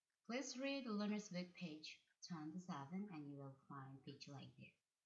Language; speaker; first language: English; non-native, fluent; Indonesian